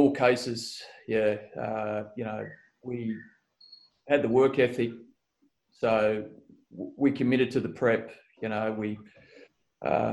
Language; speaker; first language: English; native; English